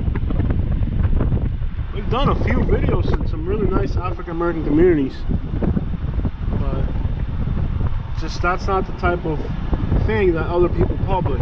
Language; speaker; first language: English; native; English